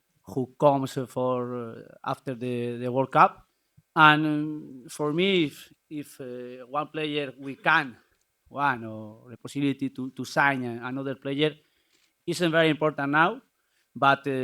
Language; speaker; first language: English; non-native, learner; Spanish